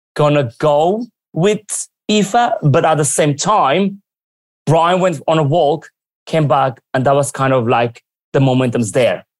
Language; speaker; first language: English; early bilingual, other home language; Armenian